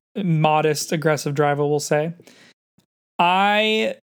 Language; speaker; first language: English; native; English